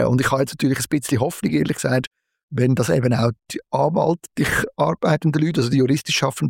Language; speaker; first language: German; native; German